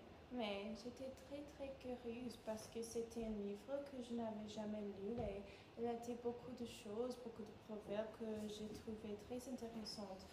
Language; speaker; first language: French; non-native, fluent; English